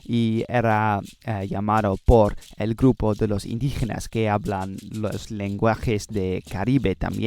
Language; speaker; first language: Spanish; non-native, learner; English